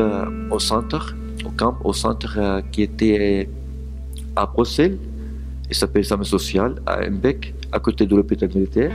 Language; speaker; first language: French; non-native, learner; Arabic